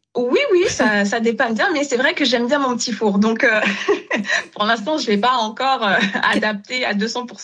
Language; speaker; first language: French; non-native, local second language; Wolof